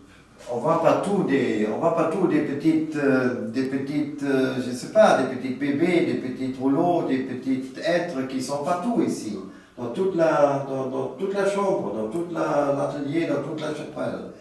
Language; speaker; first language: French; non-native, fluent; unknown